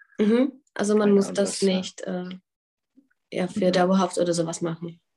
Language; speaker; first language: German; non-native, fluent; Czech